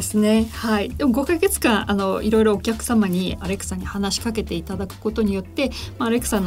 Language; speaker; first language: Japanese; native; Japanese